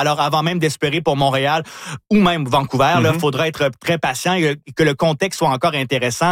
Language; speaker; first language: French; native; French